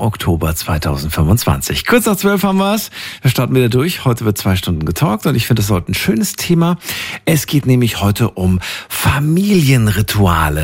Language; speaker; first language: German; native; German